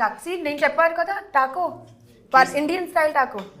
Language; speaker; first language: Telugu; non-native, local second language; Hindi